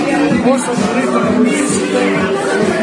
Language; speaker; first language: Greek; non-native, fluent; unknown